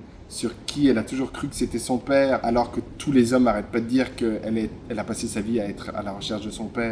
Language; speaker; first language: French; native; French